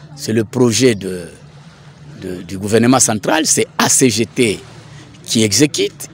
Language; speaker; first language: French; non-native, local second language; Swahili